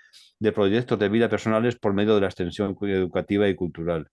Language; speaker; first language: Spanish; native; Spanish